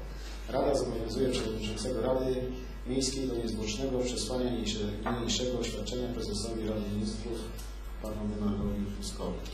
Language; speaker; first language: Polish; native; Polish